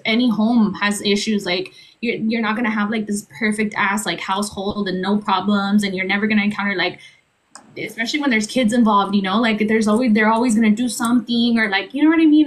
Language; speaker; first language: English; early bilingual, other home language; Spanish